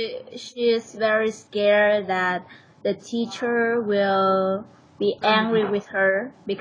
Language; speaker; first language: English; non-native, learner; Vietnamese